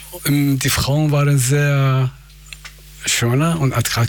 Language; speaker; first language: German; non-native, fluent; Persian